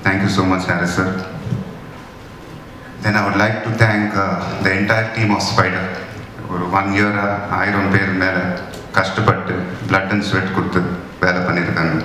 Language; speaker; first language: Tamil; non-native, local second language; Telugu